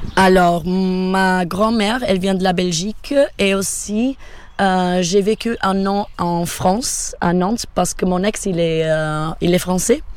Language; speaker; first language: French; non-native, fluent; Portuguese